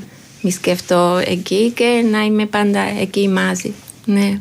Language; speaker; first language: Greek; non-native, learner; Georgian